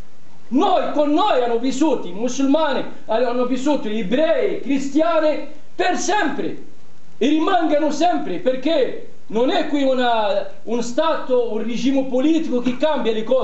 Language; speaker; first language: Italian; non-native, fluent; Arabic